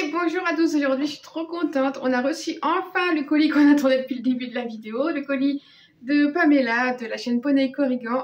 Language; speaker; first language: French; native; French